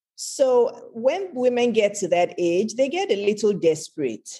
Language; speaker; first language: English; non-native, local second language; Yoruba